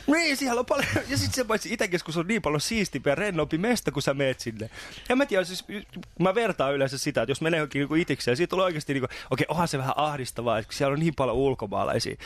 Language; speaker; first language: Finnish; early bilingual, other home language; Persian